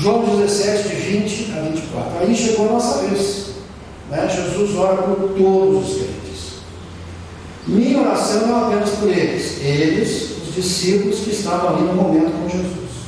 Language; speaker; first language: Portuguese; native; Portuguese